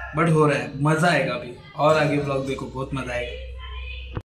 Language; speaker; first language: Hindi; non-native, local second language; Marathi